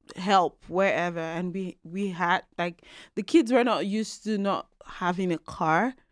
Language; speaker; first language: English; non-native, local second language; Igbo